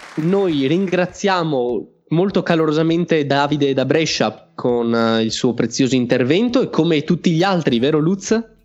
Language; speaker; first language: Italian; native; Italian